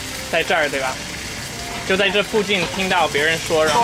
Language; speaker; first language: Chinese; non-native, fluent; English